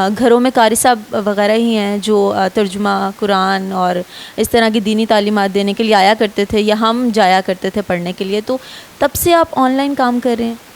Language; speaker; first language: Urdu; native; Urdu